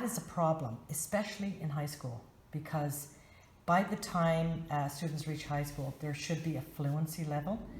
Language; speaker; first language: English; native; English